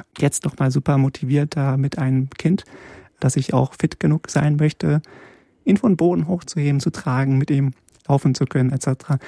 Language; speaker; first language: German; early bilingual, other home language; Polish